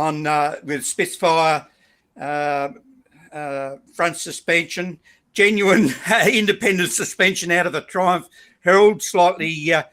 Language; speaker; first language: English; native; English